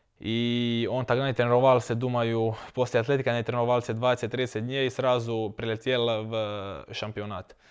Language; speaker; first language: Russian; non-native, learner; Croatian